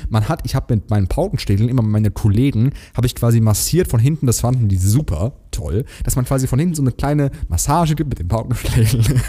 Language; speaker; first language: German; native; German